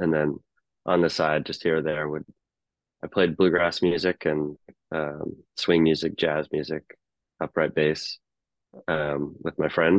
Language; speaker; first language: English; native; English